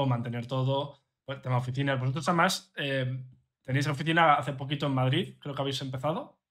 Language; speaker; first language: Spanish; native; Spanish